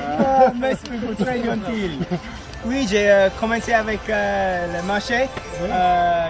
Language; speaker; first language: French; non-native, learner; English